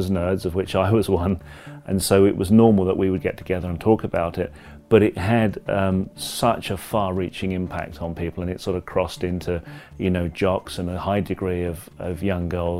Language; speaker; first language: English; native; English